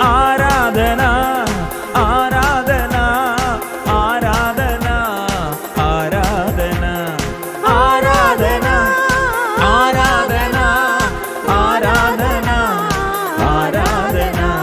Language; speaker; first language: Hindi; non-native, local second language; Malayalam